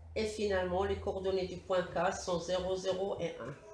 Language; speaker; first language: French; non-native, local second language; Arabic